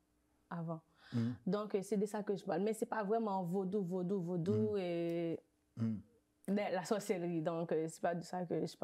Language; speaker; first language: French; non-native, local second language; Haitian Creole